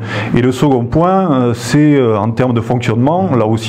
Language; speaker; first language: French; native; French